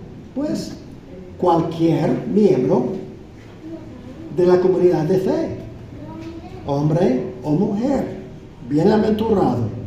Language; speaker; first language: Spanish; non-native, fluent; English